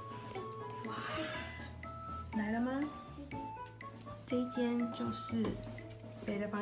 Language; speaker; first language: Chinese; native; Chinese